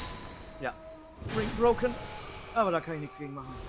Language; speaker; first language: German; native; German